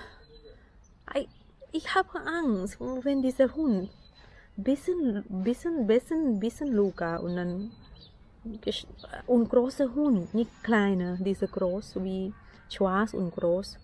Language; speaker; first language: German; non-native, learner; Thai